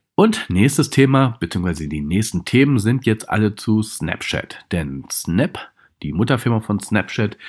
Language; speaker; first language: German; native; German